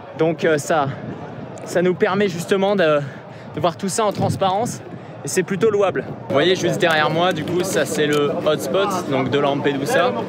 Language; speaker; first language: French; native; French